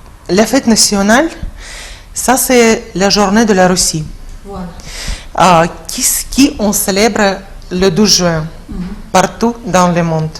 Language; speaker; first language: French; non-native, fluent; Russian